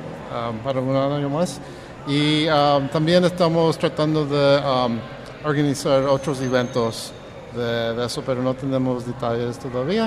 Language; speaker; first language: Spanish; non-native, fluent; English